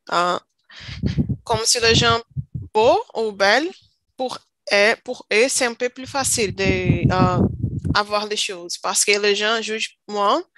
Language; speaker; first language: French; non-native, learner; Portuguese